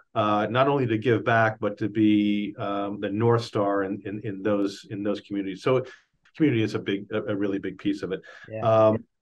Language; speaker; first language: English; native; English